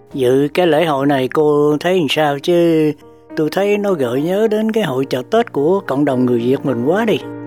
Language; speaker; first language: Vietnamese; native; Vietnamese